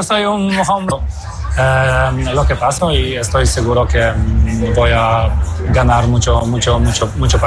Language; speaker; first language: Spanish; non-native, fluent; Polish